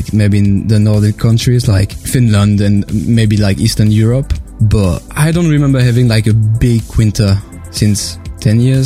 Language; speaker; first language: English; non-native, fluent; French